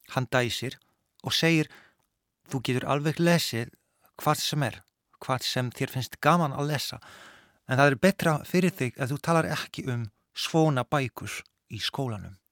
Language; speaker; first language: Icelandic; non-native, fluent; Polish